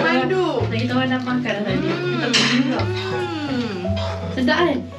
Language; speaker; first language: Malay; native; Malay